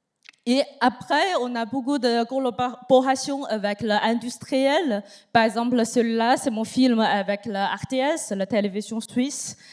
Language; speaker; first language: French; non-native, learner; Chinese